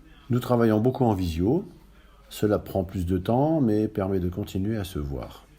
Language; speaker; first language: French; native; French